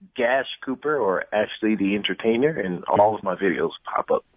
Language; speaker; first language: English; native; English